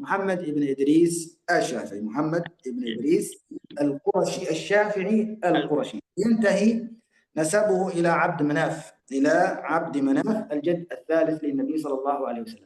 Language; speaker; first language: Arabic; native; Arabic